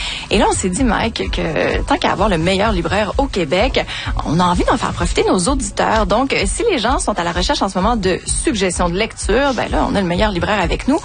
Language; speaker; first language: French; native; French